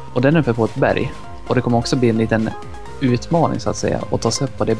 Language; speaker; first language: Swedish; native; Swedish